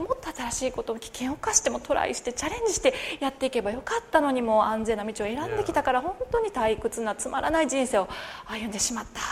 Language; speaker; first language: Japanese; native; Japanese